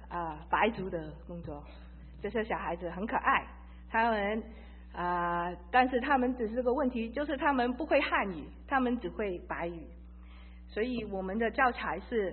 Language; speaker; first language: Chinese; early bilingual, heritage; Chinese